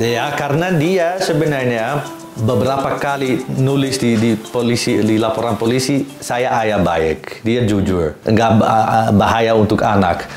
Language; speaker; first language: Indonesian; non-native, fluent; Dutch